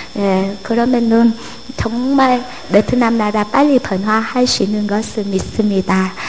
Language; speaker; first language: Korean; non-native, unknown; Vietnamese